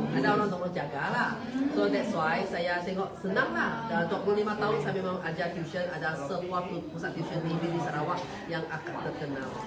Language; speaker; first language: Malay; non-native, local second language; Chinese